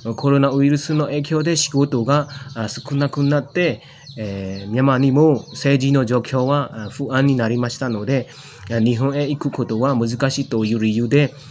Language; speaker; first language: Japanese; non-native, learner; Burmese